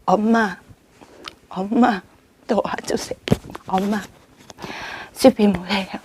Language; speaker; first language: Korean; non-native, learner; Vietnamese